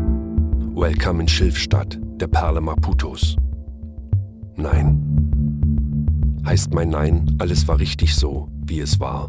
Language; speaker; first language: German; native; German